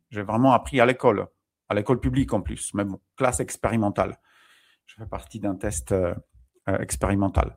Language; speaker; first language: French; non-native, fluent; Polish